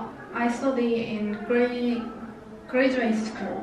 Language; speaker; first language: English; non-native, learner; Korean